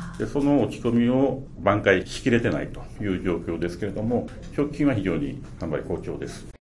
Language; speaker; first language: Japanese; native; Japanese